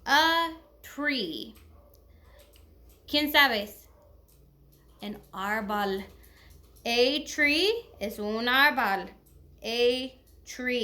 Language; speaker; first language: Spanish; non-native, learner; English